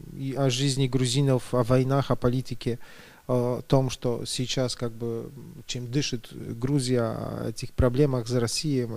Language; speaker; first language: Russian; non-native, fluent; Polish